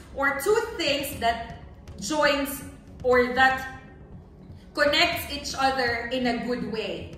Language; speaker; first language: English; non-native, local second language; Filipino